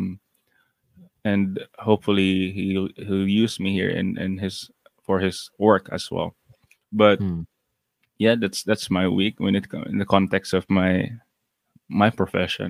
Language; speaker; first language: English; non-native, local second language; Cebuano